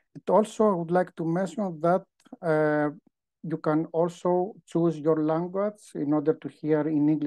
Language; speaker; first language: English; non-native, fluent; Greek